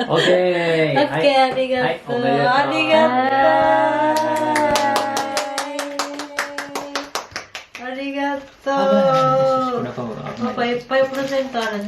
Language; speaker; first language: Japanese; non-native, fluent; Filipino